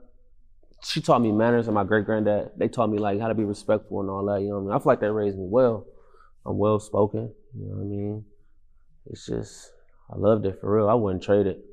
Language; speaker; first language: English; native; English